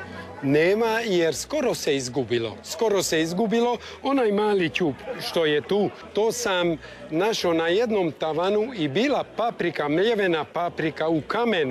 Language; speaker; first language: Serbian; native; Serbian